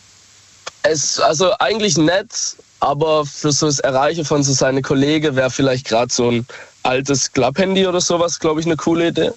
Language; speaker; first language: German; native; German